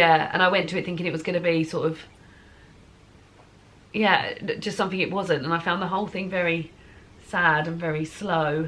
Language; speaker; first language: English; native; English